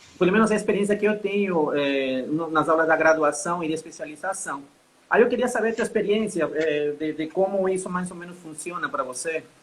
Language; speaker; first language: Portuguese; non-native, fluent; Spanish